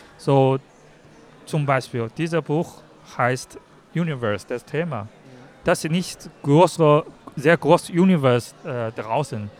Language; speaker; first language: German; non-native, learner; Chinese